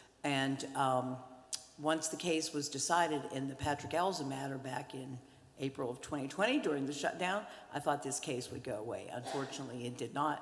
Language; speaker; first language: English; native; English